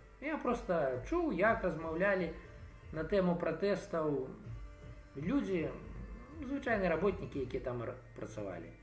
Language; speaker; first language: Belarusian; non-native, local second language; Russian